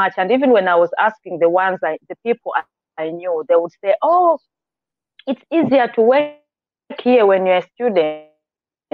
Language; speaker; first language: English; non-native, local second language; Nyanja